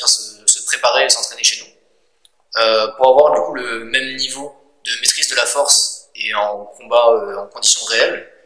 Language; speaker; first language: French; native; French